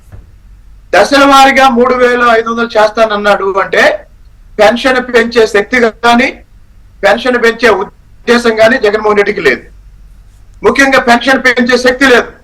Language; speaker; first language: Telugu; native; Telugu